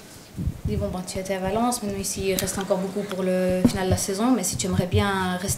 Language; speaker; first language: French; non-native, learner; Spanish